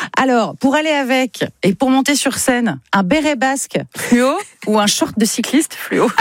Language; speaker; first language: French; native; French